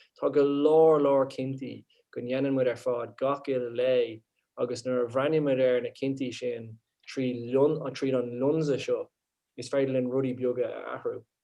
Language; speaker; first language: Irish; non-native, local second language; English